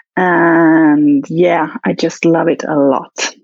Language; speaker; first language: English; non-native, fluent; Swedish